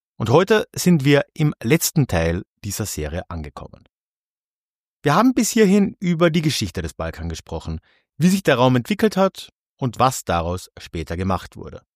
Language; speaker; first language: German; native; German